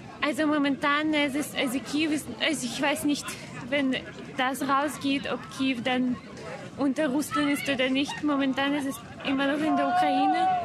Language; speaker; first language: German; non-native, fluent; Ukrainian